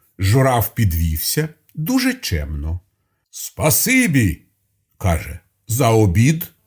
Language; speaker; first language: Ukrainian; non-native, local second language; Russian